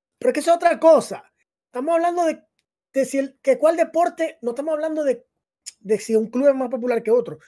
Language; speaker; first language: Spanish; native; Spanish